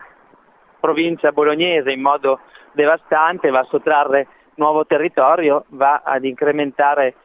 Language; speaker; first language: Italian; native; Italian